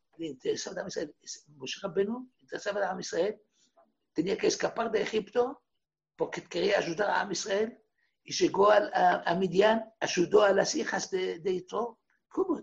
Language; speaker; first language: Spanish; non-native, fluent; Hebrew